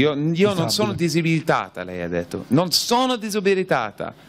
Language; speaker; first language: Italian; non-native, fluent; English